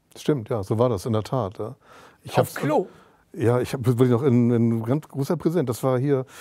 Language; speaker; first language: German; native; German